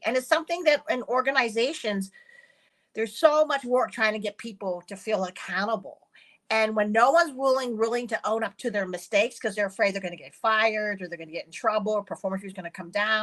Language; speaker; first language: English; early bilingual, other home language; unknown